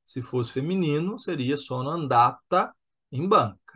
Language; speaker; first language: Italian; non-native, fluent; Portuguese